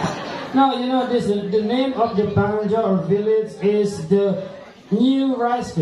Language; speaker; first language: English; non-native, learner; Indonesian